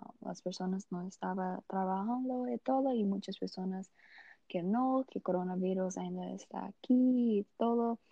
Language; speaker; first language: Spanish; non-native, learner; Portuguese